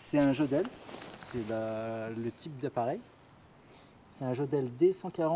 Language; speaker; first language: French; native; French